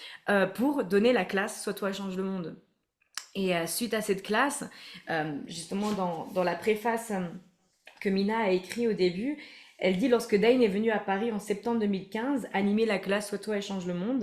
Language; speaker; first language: French; native; French